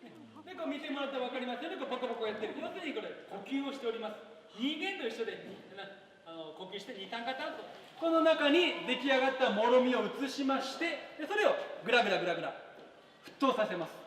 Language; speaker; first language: Japanese; native; Japanese